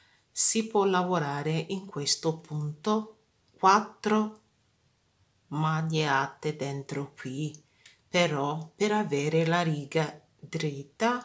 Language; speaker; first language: Italian; non-native, fluent; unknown